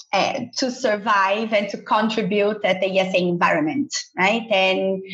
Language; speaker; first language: English; non-native, fluent; Portuguese